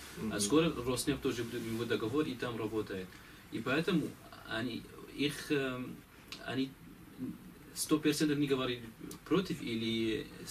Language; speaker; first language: Russian; non-native, learner; Kurdish